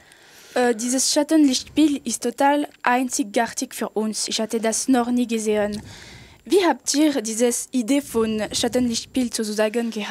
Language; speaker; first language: German; non-native, local second language; French